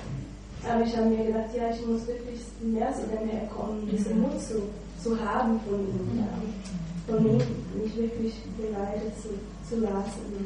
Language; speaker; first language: German; non-native, fluent; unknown